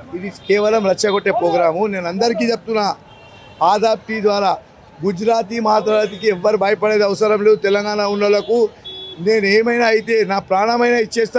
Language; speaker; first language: Telugu; non-native, local second language; Gujarati